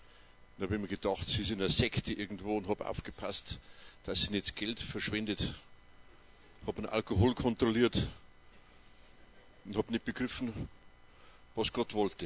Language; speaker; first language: German; native; German